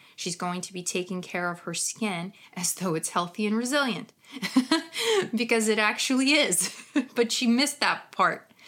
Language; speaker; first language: English; non-native, fluent; Ukrainian